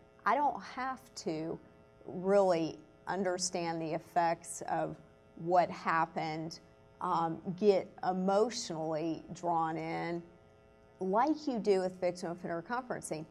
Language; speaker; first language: English; native; English